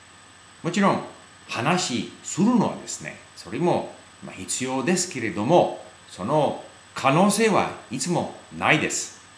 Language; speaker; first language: Japanese; non-native, fluent; English